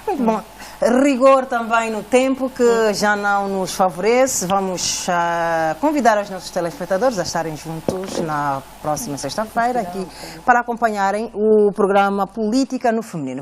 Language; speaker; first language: Portuguese; native; Portuguese